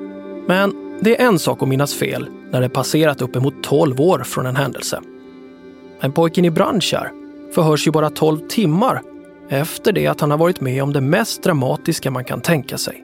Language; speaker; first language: Swedish; native; Swedish